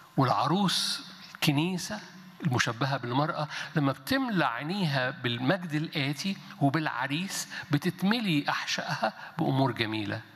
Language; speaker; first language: Egyptian Arabic; native; Egyptian Arabic